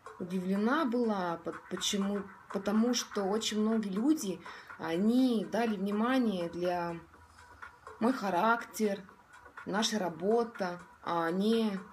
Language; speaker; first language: Russian; non-native, local second language; Estonian